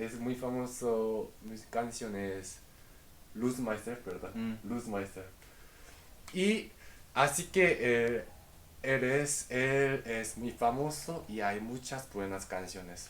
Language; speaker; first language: Spanish; non-native, fluent; Korean